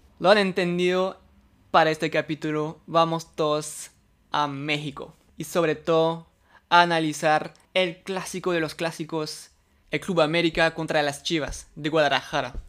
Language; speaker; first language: Spanish; non-native, fluent; French